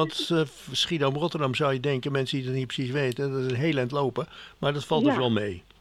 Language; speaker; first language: Dutch; native; Dutch